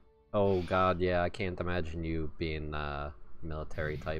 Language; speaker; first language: English; native; English